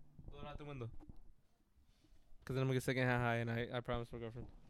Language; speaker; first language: English; early bilingual, other home language; Spanish